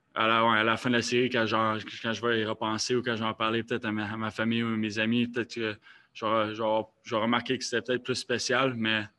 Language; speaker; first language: French; native; French